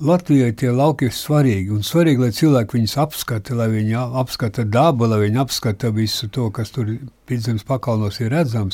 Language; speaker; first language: Latvian; native; Latvian